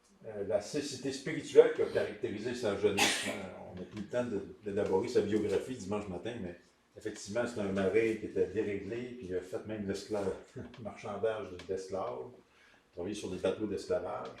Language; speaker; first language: French; native; French